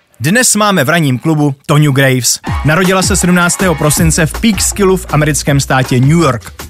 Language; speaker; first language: Czech; native; Czech